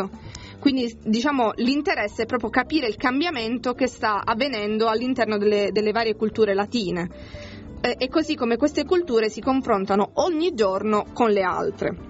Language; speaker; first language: Italian; native; Italian